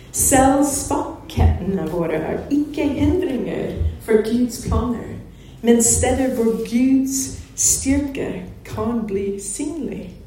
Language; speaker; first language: Norwegian; non-native, fluent; English